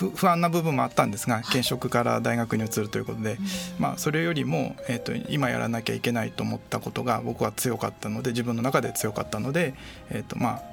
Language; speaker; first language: Japanese; native; Japanese